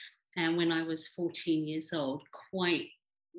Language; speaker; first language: English; native; English